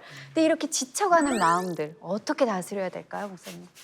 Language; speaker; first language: Korean; native; Korean